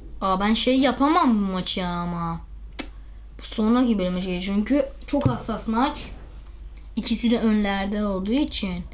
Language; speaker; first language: Turkish; non-native, learner; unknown